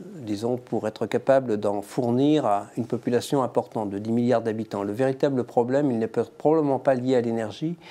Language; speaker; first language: French; native; French